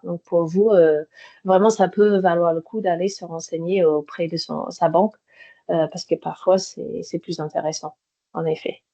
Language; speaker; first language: French; native; French